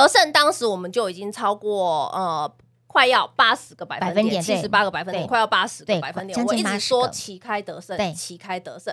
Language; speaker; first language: Chinese; native; Chinese